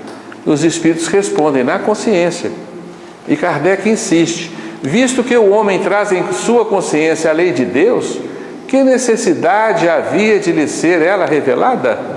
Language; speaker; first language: Portuguese; native; Portuguese